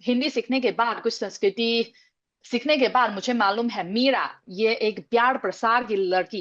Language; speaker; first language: Hindi; non-native, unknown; Chinese